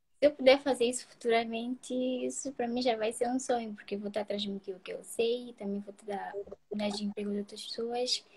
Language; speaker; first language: Portuguese; native; Portuguese